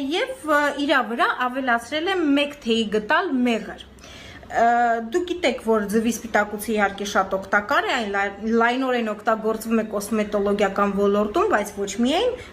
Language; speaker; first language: Armenian; native; Armenian